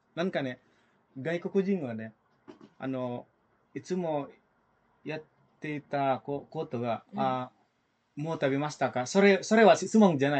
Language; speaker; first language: Japanese; non-native, fluent; Indonesian